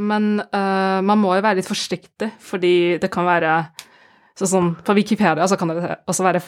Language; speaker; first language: Norwegian; non-native, fluent; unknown